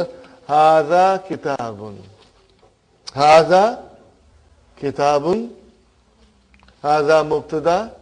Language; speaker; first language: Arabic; non-native, fluent; Urdu